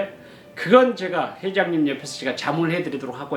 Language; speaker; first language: Korean; native; Korean